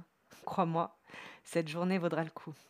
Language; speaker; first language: French; native; French